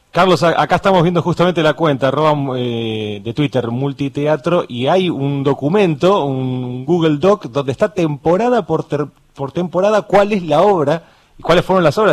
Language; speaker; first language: Spanish; native; Spanish